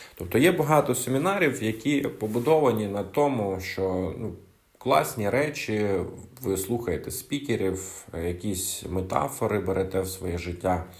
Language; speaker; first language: Ukrainian; non-native, local second language; Russian